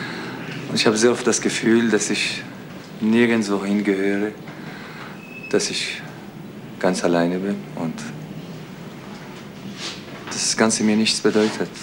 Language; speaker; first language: German; non-native, fluent; Persian